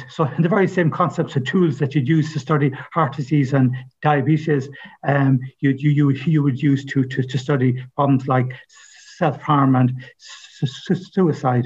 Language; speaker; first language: English; native; English